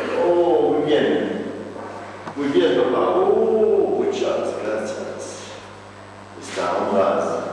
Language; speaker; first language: Spanish; non-native, learner; French